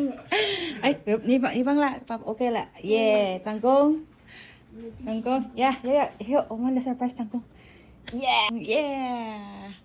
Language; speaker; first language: Chinese; non-native, learner; Filipino